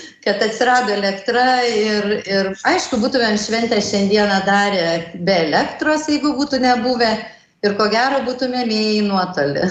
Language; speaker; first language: Lithuanian; native; Lithuanian